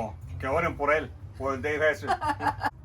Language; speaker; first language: Spanish; early bilingual, heritage; Spanish